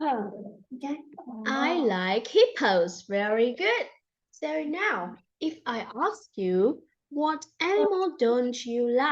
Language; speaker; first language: English; non-native, fluent; Vietnamese